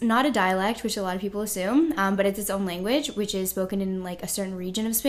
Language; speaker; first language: English; native; English